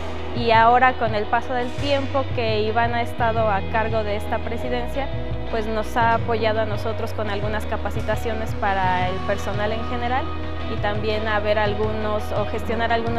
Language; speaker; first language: Spanish; native; Spanish